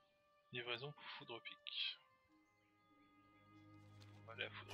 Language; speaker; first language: French; native; French